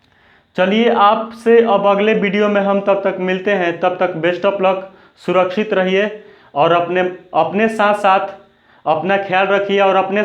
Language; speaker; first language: Hindi; native; Hindi